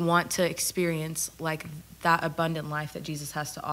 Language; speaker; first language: English; non-native, local second language; Afrikaans